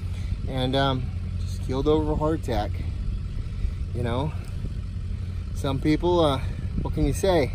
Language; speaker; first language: English; native; English